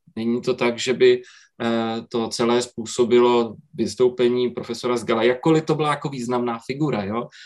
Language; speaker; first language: Czech; native; Czech